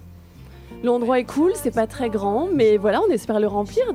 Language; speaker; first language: French; native; French